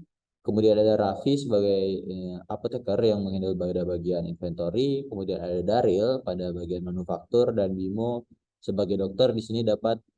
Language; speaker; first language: Indonesian; native; Indonesian